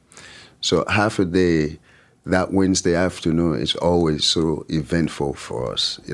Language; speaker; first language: English; non-native, fluent; French